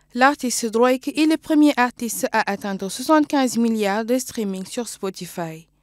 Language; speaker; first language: French; non-native, local second language; Wolof